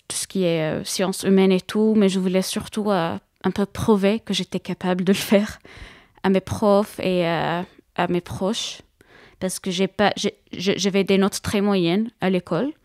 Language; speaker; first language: French; non-native, fluent; Arabic